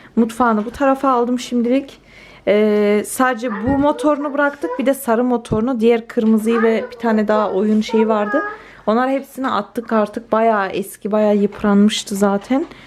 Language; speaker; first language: Turkish; early bilingual, heritage; Turkish